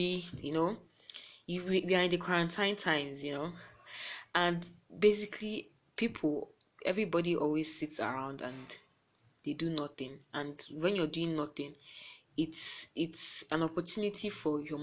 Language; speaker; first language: English; non-native, local second language; Igbo